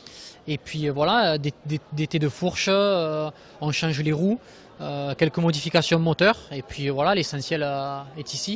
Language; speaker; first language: French; native; French